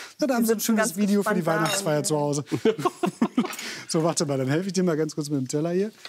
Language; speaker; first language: German; native; German